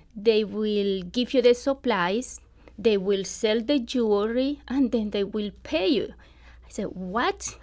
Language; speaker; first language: English; non-native, fluent; Spanish